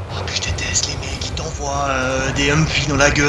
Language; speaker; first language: French; native; French